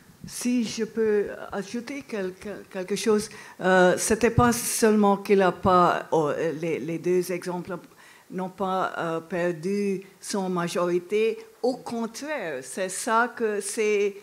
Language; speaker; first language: French; non-native, fluent; English